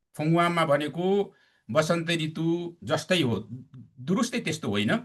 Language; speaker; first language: Nepali; non-native, local second language; Limbu